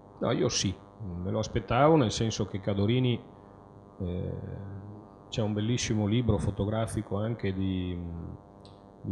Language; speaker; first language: Italian; native; Italian